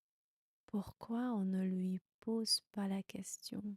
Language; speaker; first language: French; non-native, fluent; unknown